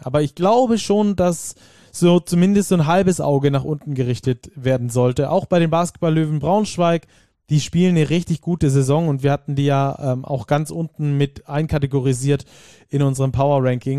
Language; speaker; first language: German; native; German